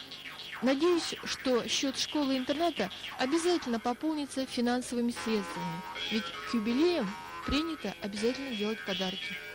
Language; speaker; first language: Russian; native; Russian